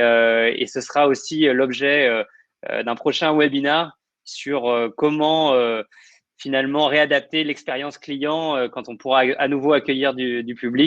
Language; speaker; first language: French; native; French